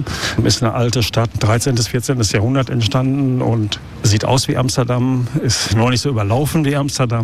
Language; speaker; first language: German; native; German